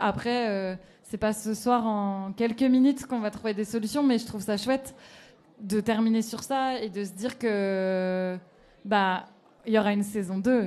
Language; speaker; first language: French; native; French